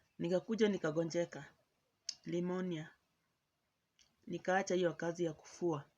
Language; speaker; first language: Swahili; non-native, local second language; Luyia